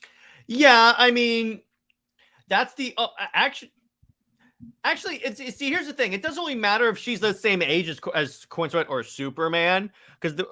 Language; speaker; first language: English; native; English